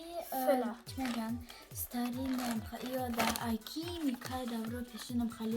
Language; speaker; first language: Persian; early bilingual, heritage; Tajik